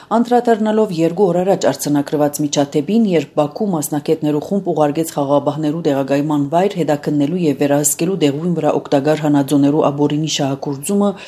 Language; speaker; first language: Armenian; native; Armenian